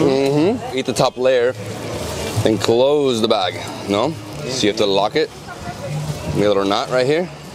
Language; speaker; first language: English; early bilingual, other home language; Spanish